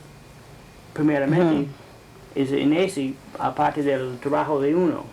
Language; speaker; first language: Spanish; non-native, fluent; English